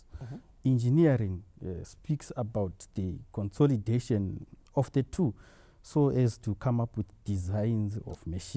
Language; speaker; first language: English; non-native, local second language; Shona